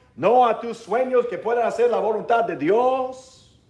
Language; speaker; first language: Spanish; non-native, learner; English